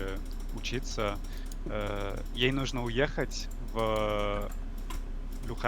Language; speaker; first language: Russian; non-native, learner; English